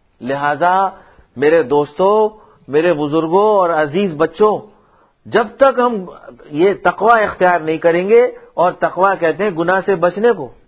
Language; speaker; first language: Urdu; non-native, local second language; Punjabi